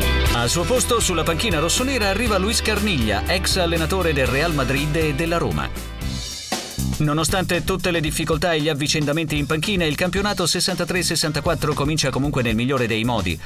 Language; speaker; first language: Italian; native; Italian